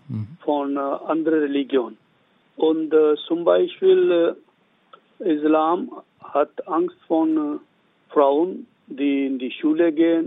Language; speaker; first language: German; non-native, learner; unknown